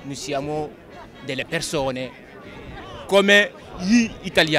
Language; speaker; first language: Italian; non-native, fluent; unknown